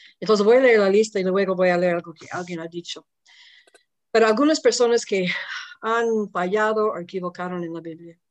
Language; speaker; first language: Spanish; non-native, fluent; English